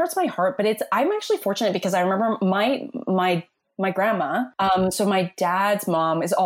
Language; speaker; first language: English; native; English